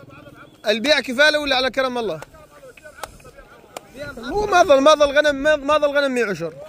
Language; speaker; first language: Arabic; native; Arabic